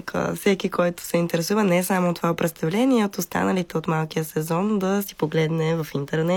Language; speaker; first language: Bulgarian; native; Bulgarian